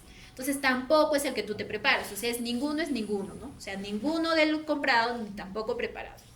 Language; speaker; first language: Spanish; native; Spanish